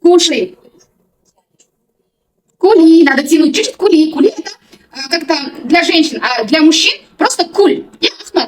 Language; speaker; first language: Russian; non-native, local second language; Kazakh